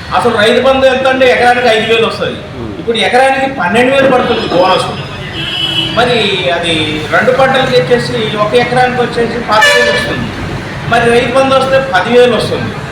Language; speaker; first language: Telugu; non-native, local second language; Lambadi